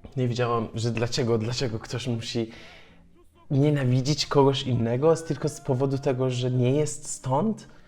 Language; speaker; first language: Polish; non-native, fluent; Persian